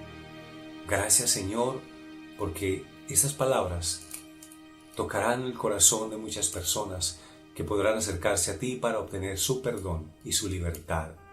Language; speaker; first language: Spanish; native; Spanish